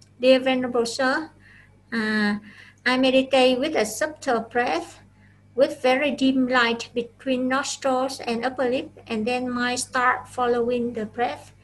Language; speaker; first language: English; non-native, fluent; Vietnamese